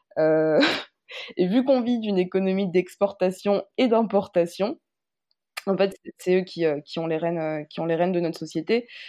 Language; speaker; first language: French; native; French